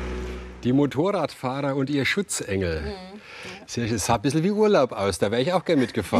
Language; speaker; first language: German; native; German